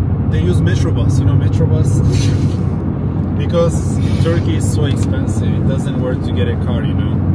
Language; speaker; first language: English; non-native, fluent; Turkish